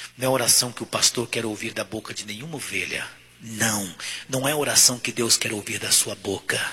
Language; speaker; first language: Portuguese; native; Portuguese